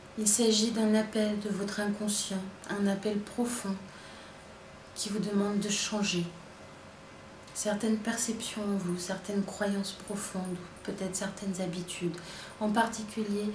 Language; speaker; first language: French; native; French